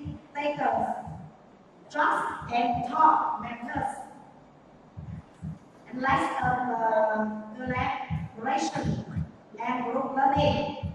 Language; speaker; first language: English; non-native, learner; Vietnamese